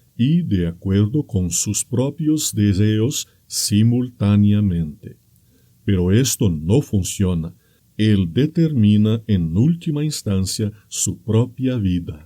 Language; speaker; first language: Spanish; non-native, fluent; Portuguese